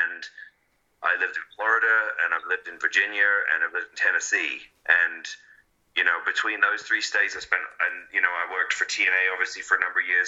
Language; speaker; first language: English; native; English